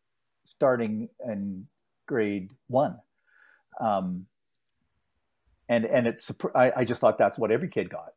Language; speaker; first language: English; native; English